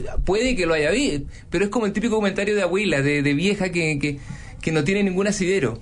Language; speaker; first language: Spanish; native; Spanish